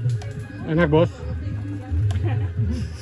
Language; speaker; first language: Indonesian; non-native, fluent; Dutch